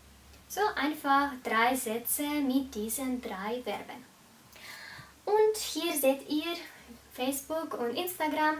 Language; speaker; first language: German; non-native, fluent; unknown